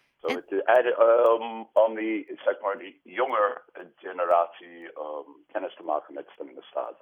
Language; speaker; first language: Dutch; non-native, fluent; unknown